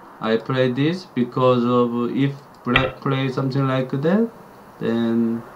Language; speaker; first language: English; non-native, learner; Korean